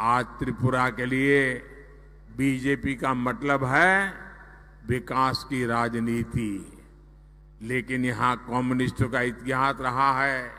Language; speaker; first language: Hindi; non-native, local second language; Gujarati